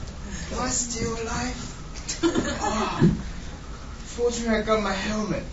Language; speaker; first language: English; non-native, fluent; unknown